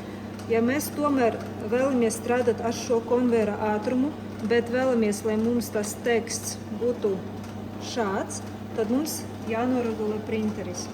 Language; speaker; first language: Latvian; native; Latvian